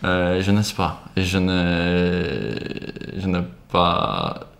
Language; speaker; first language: French; non-native, learner; Swedish